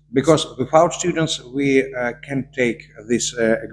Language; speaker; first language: English; non-native, learner; Russian